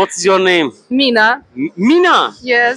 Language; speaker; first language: English; non-native, learner; Turkish